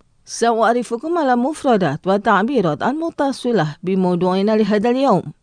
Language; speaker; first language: Arabic; non-native, fluent; Indonesian